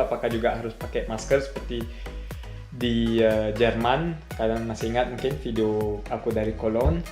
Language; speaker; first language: Indonesian; early bilingual, heritage; German